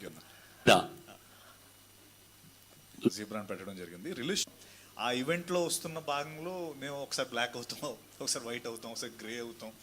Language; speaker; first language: Telugu; native; Telugu